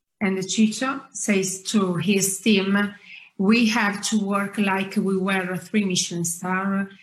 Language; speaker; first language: English; non-native, fluent; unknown